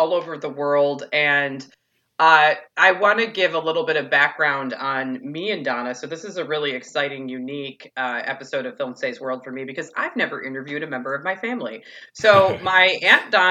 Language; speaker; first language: English; native; English